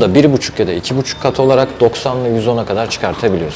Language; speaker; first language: Turkish; native; Turkish